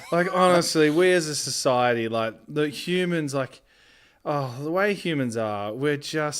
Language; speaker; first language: English; native; English